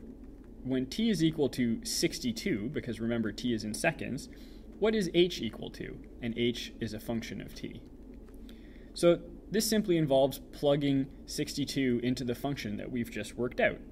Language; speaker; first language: English; native; English